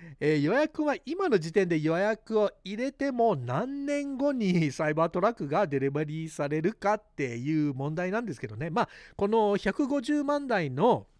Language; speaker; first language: Japanese; early bilingual, heritage; Japanese